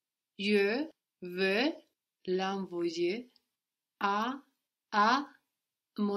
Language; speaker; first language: French; non-native, learner; English